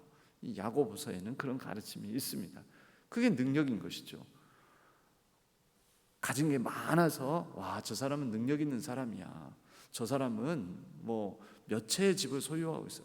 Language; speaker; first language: Korean; native; Korean